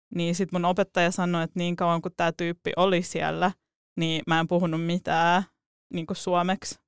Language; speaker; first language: Finnish; early bilingual, other home language; Russian